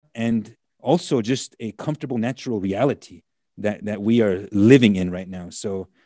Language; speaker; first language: English; native; English